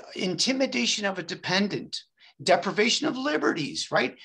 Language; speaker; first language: English; native; English